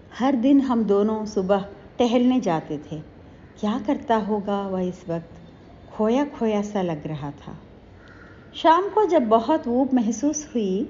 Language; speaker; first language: Hindi; non-native, local second language; Telugu